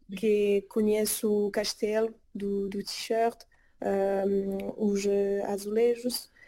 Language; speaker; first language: Portuguese; early bilingual, heritage; French